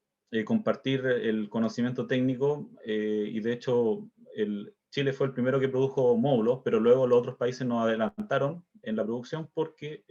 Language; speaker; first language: Spanish; native; Spanish